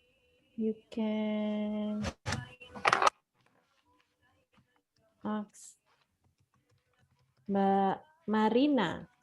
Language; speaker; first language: English; non-native, fluent; Indonesian